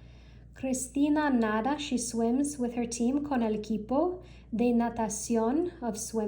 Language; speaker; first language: Spanish; non-native, learner; English